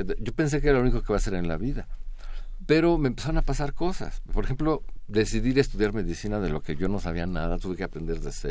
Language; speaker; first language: Spanish; native; Spanish